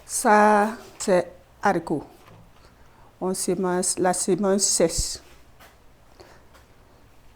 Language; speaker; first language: French; non-native, learner; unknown